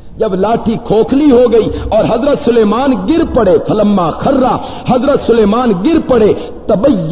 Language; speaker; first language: Urdu; non-native, local second language; Punjabi